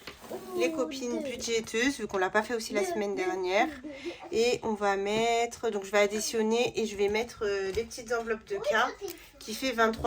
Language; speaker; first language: French; native; French